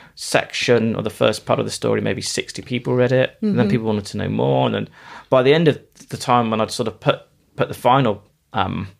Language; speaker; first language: English; native; English